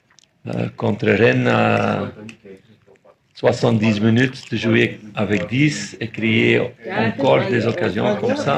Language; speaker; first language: French; non-native, fluent; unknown